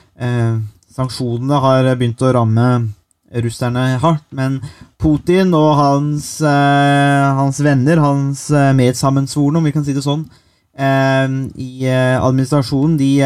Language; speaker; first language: Norwegian; native; Norwegian